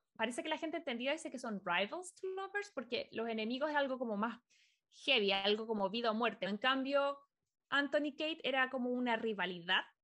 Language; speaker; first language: Spanish; native; Spanish